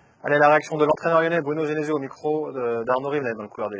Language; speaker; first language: French; native; French